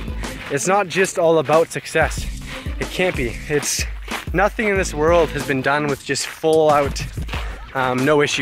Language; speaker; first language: English; native; English